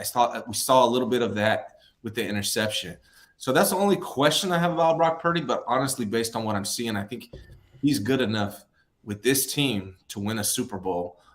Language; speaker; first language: English; native; English